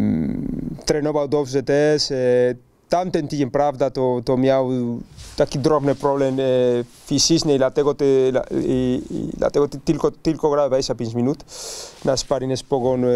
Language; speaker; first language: Polish; non-native, learner; Spanish